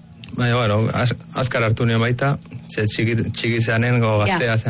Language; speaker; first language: Basque; early bilingual, other home language; Arabic